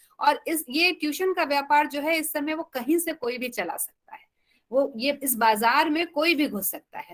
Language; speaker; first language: Hindi; native; Hindi